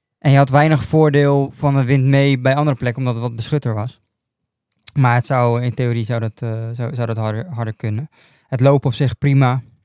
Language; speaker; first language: Dutch; native; Dutch